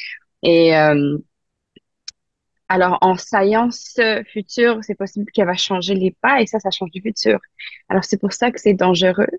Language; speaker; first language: French; non-native, local second language; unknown